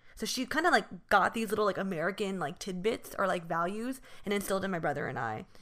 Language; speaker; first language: English; early bilingual, other home language; Chinese